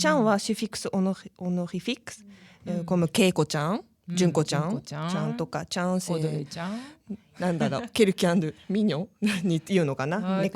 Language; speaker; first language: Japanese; native; Japanese